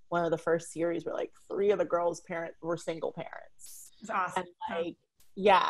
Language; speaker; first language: English; native; English